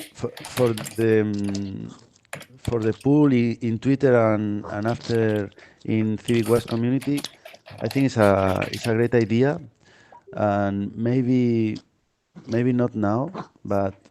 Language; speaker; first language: English; non-native, fluent; Spanish